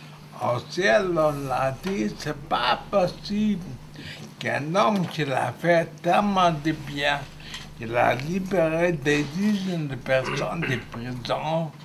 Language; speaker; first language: French; non-native, fluent; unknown